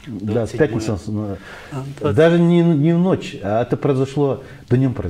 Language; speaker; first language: Russian; non-native, local second language; Kyrgyz